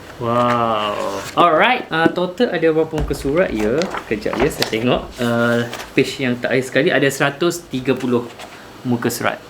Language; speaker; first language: Malay; native; Malay